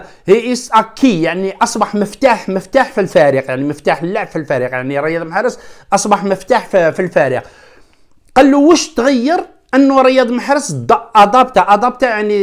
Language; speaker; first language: Arabic; native; Arabic